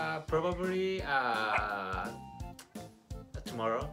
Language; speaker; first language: English; non-native, learner; Japanese